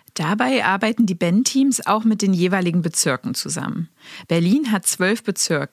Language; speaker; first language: German; native; German